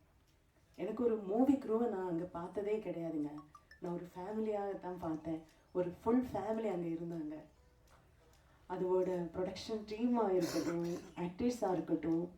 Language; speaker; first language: Tamil; non-native, fluent; Malayalam